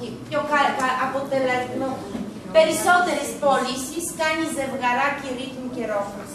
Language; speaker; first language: Greek; non-native, learner; Russian